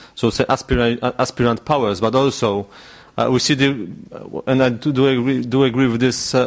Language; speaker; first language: English; non-native, fluent; Polish